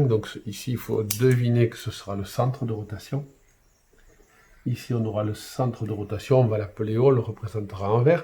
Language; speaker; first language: French; native; French